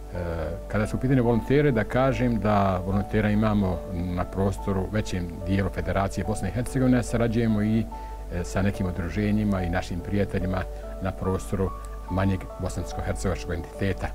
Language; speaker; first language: Croatian; native; Croatian